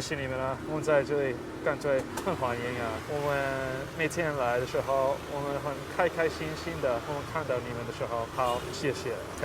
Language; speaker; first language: Chinese; non-native, learner; English